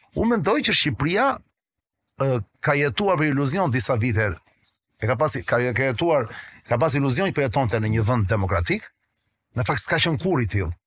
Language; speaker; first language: Albanian; non-native, local second language; Greek